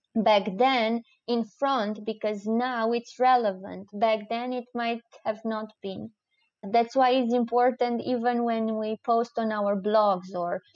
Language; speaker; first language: English; non-native, fluent; Romanian